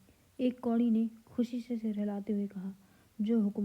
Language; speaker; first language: Hindi; native; Hindi